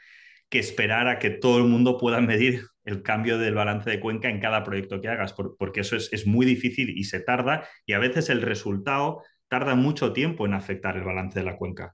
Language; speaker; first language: Spanish; native; Spanish